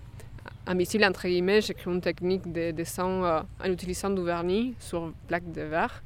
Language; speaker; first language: French; non-native, fluent; Spanish